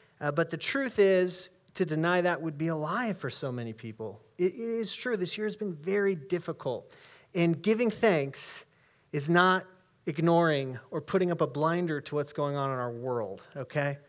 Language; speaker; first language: English; native; English